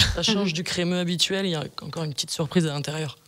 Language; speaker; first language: French; native; French